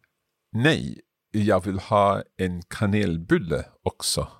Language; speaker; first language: Swedish; non-native, learner; English